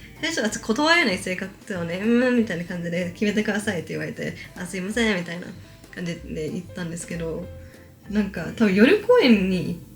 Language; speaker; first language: Japanese; early bilingual, heritage; Japanese